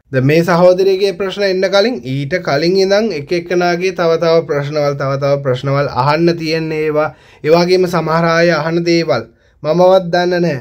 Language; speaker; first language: Sinhala; native; Sinhala